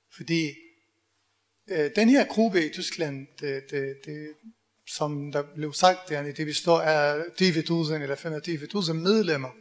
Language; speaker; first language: Danish; non-native, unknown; Arabic